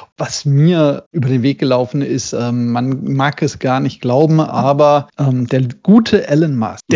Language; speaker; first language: German; native; German